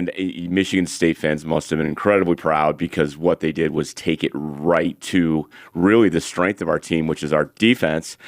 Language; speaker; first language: English; native; English